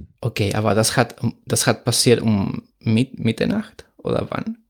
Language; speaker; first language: German; non-native, fluent; Spanish